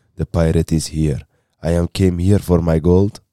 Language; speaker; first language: English; non-native, learner; Dutch